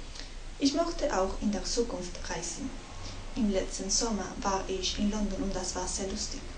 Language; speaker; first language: German; non-native, learner; Spanish